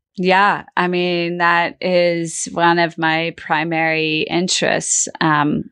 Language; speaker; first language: English; native; English